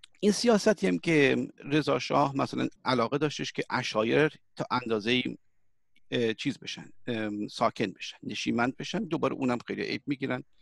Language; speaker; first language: Persian; early bilingual, heritage; Persian